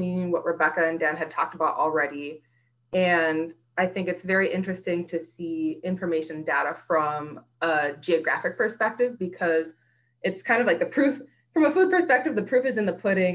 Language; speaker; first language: English; native; English